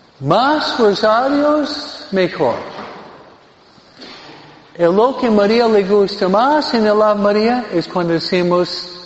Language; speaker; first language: Spanish; non-native, fluent; English